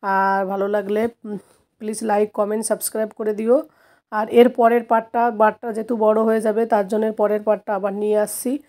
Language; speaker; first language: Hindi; non-native, local second language; Bangla